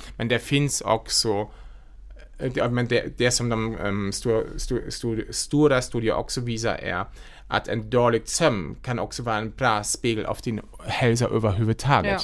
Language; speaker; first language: Swedish; non-native, fluent; German